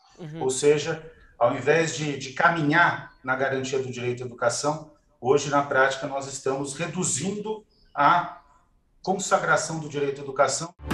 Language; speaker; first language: Portuguese; native; Portuguese